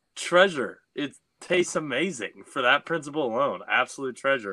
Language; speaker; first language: English; native; English